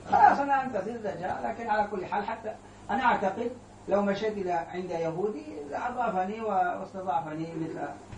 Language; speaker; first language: Arabic; non-native, fluent; Morisyen